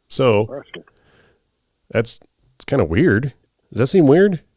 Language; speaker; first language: English; native; English